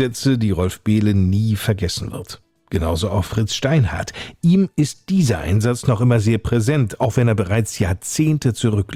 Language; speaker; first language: German; native; German